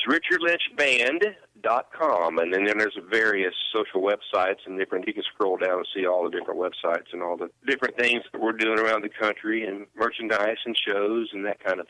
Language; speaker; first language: English; native; English